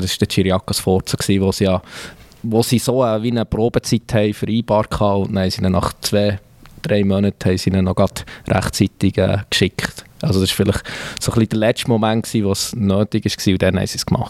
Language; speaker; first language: German; native; German